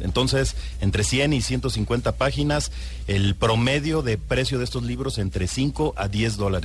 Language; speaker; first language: Spanish; native; Spanish